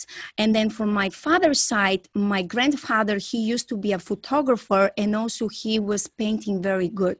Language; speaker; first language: English; non-native, fluent; Bulgarian